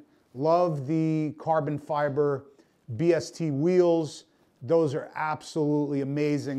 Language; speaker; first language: English; native; English